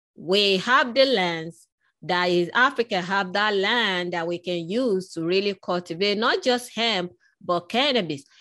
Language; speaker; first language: English; non-native, local second language; Yoruba